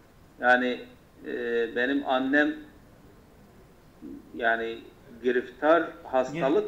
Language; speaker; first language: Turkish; non-native, local second language; Kurdish